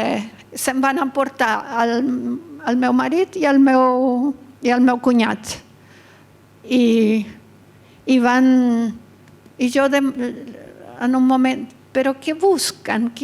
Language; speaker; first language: Catalan; early bilingual, heritage; Catalan